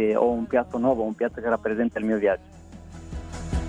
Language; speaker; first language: Italian; non-native, fluent; Persian